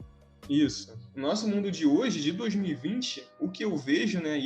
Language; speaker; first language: Portuguese; native; Portuguese